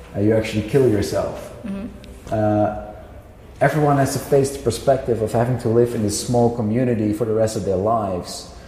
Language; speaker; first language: English; non-native, fluent; Dutch